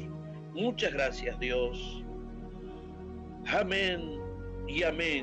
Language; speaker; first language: Spanish; native; Spanish